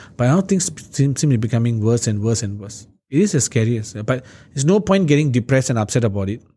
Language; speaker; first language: English; native; English